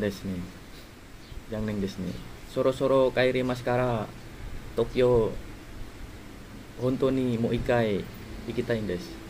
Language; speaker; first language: Japanese; non-native, learner; Indonesian